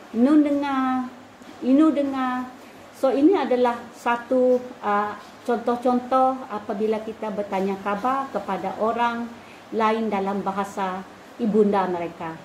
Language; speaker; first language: Malay; non-native, local second language; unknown